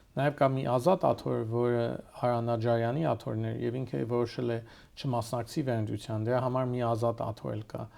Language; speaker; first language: Armenian; early bilingual, heritage; Armenian